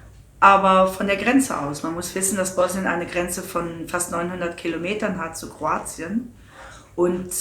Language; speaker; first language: German; non-native, local second language; Luxembourgish